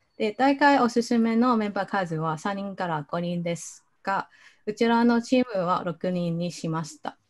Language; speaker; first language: Japanese; non-native, fluent; Cantonese